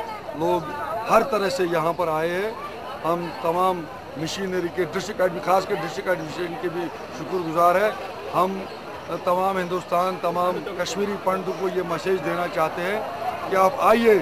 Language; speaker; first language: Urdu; non-native, local second language; Kashmiri